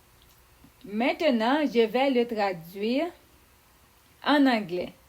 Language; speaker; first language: French; non-native, fluent; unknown